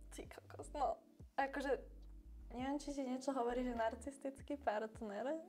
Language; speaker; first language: Slovak; non-native, fluent; Albanian